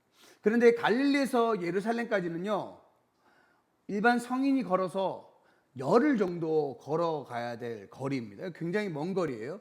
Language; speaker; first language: Korean; native; Korean